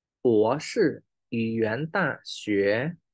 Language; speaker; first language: Chinese; non-native, learner; Khmer